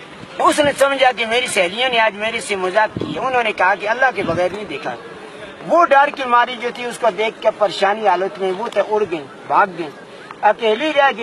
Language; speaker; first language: Hindi; non-native, local second language; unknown